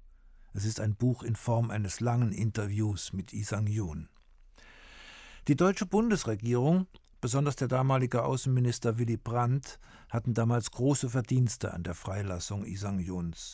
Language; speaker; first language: German; native; German